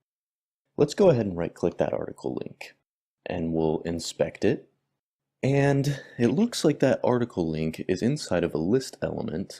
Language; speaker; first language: English; native; English